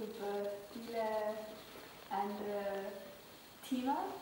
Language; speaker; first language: German; non-native, learner; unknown